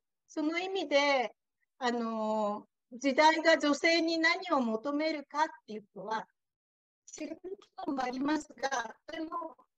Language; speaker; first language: Japanese; native; Japanese